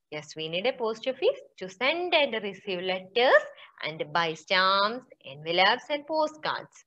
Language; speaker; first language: English; non-native, local second language; Malayalam